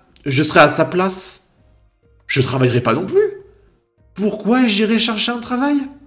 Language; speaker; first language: French; native; French